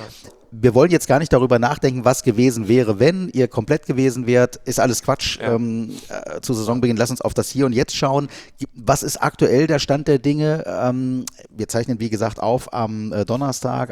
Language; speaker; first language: German; native; German